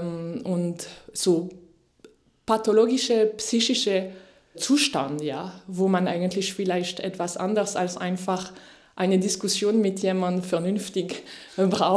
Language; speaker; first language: German; non-native, fluent; French